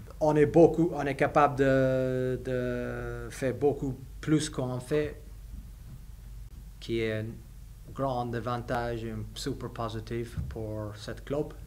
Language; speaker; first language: French; non-native, learner; English